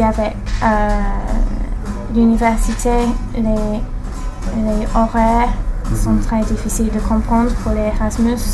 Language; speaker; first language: French; non-native, learner; English